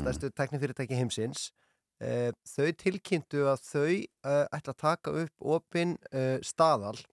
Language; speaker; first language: Icelandic; native; Icelandic